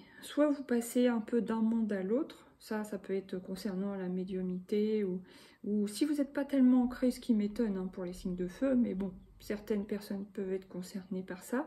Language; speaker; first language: French; native; French